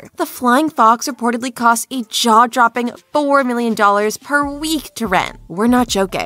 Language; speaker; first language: English; native; English